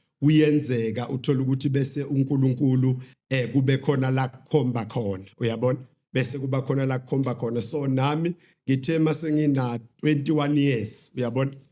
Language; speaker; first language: Zulu; native; Zulu